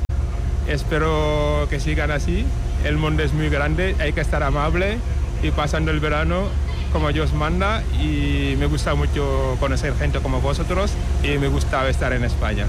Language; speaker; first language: Spanish; non-native, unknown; Wolof